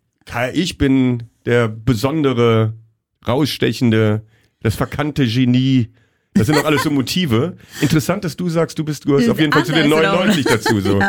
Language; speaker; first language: German; native; German